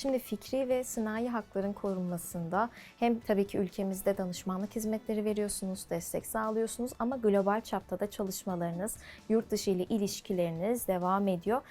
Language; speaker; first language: Turkish; native; Turkish